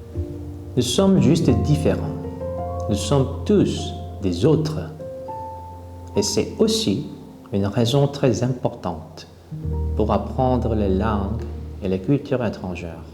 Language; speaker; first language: French; non-native, fluent; Korean